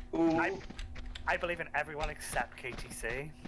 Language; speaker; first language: English; native; English